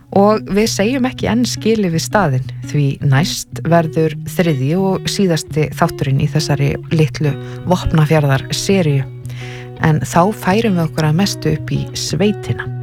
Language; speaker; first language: Icelandic; native; Icelandic